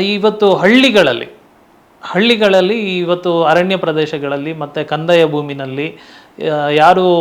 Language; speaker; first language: Kannada; non-native, local second language; Tulu